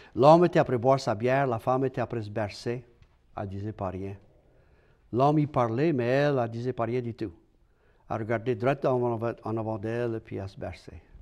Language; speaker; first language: French; native; French